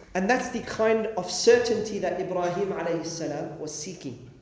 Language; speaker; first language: English; native; English